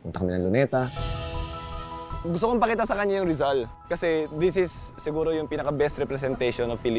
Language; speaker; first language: Filipino; native; Filipino